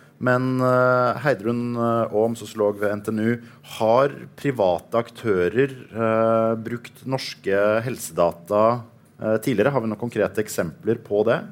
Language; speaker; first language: Norwegian; native; Norwegian